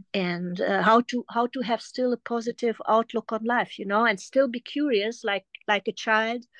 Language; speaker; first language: English; non-native, fluent; German